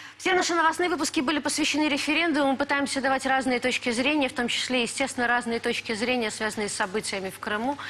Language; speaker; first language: Russian; native; Russian